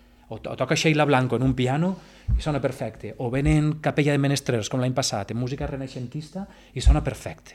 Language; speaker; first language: Catalan; native; Catalan